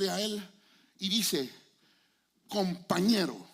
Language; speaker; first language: Spanish; native; Spanish